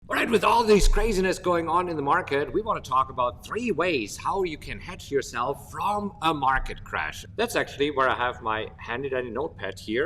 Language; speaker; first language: English; non-native, fluent; German